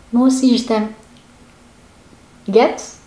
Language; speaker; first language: French; non-native, learner; Filipino